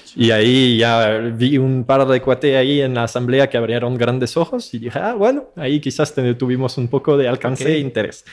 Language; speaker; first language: Spanish; non-native, fluent; French